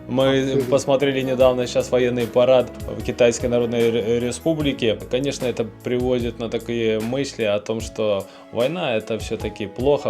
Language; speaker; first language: Russian; native; Russian